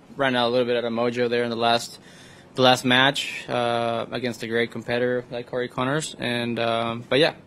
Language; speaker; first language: English; non-native, fluent; Spanish